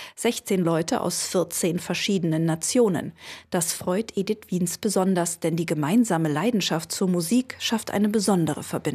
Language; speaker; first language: German; native; German